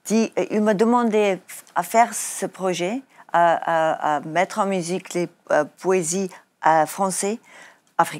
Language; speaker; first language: French; non-native, learner; Afrikaans